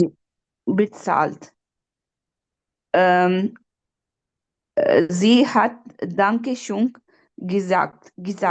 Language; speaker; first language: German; non-native, learner; Urdu